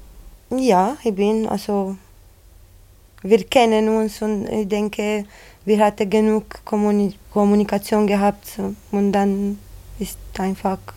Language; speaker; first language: German; non-native, learner; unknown